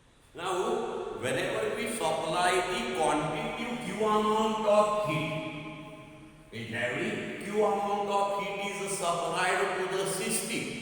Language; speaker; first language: English; non-native, local second language; Marathi